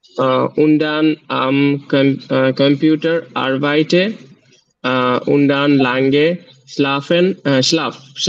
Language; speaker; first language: German; non-native, learner; Bangla